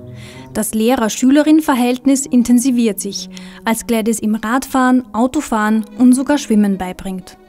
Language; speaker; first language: German; native; German